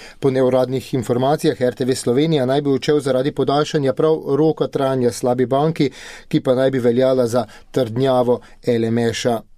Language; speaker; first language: Slovenian; native; Slovenian